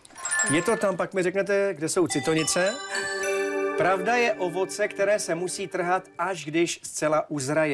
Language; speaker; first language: Czech; native; Czech